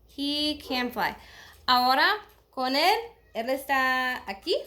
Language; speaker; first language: Spanish; non-native, learner; English